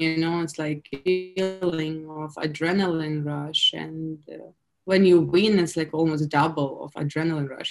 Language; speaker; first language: English; non-native, fluent; Russian